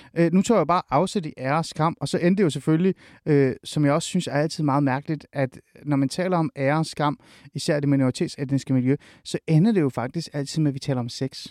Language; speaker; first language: Danish; early bilingual, other home language; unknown